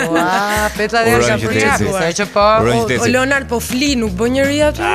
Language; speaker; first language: Albanian; native; Albanian